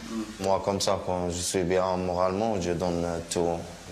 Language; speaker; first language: French; non-native, learner; Arabic